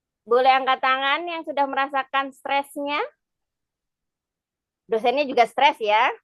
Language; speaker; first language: Indonesian; native; Indonesian